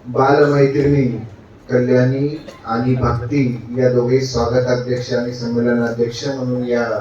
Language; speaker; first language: Marathi; native; Marathi